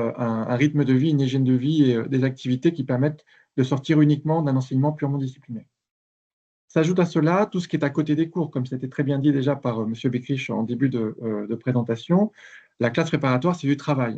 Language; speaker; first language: French; native; French